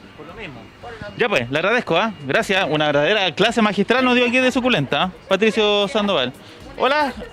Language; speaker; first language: Spanish; native; Spanish